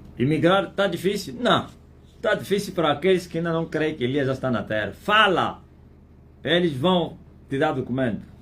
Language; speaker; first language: Portuguese; native; Portuguese